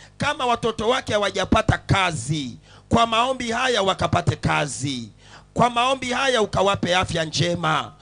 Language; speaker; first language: Swahili; non-native, local second language; Sukuma